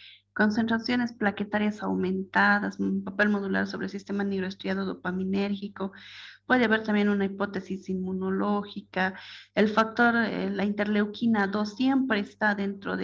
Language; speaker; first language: Spanish; native; Spanish